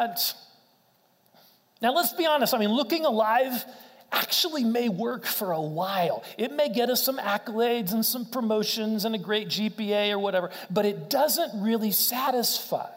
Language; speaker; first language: English; native; English